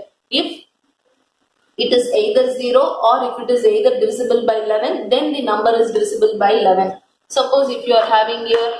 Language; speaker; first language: English; non-native, local second language; Tamil